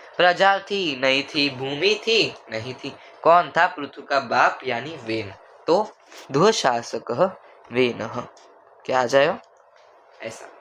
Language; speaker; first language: Hindi; non-native, local second language; Marathi